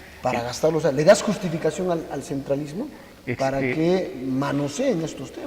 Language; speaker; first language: Spanish; native; Spanish